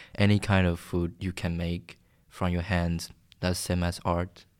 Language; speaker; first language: English; non-native, fluent; Chinese